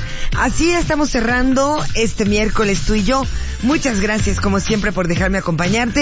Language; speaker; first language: Spanish; native; Spanish